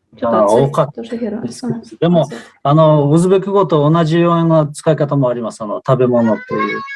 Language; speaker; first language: Japanese; non-native, fluent; Kyrgyz